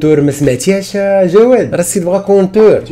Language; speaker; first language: Arabic; native; Arabic